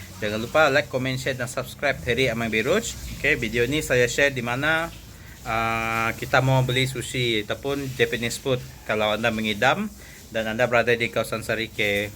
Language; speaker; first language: Malay; native; Malay